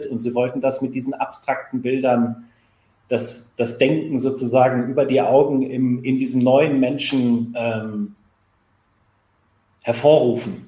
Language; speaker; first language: German; native; German